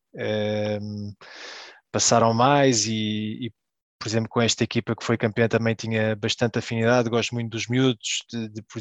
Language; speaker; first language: Portuguese; early bilingual, heritage; Portuguese